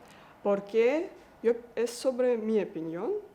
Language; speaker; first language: Spanish; non-native, learner; Russian